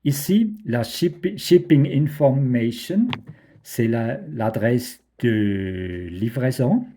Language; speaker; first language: French; non-native, fluent; German